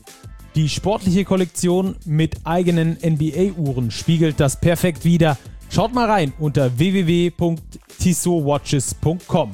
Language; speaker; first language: German; native; German